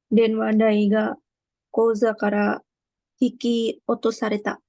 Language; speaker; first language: Japanese; non-native, learner; Indonesian